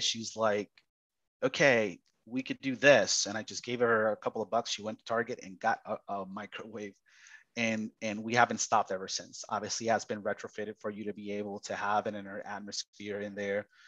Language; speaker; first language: English; non-native, local second language; Spanish